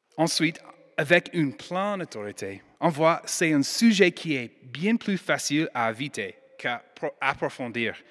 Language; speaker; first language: French; non-native, fluent; English